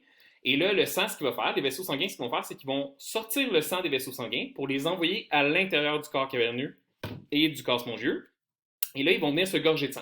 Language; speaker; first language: French; native; French